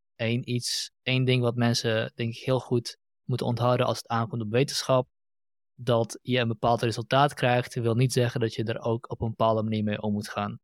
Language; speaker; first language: Dutch; native; Dutch